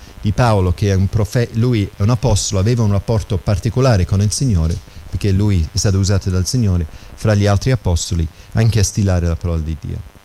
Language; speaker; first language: Italian; non-native, fluent; English